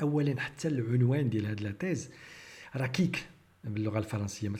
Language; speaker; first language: French; non-native, local second language; Arabic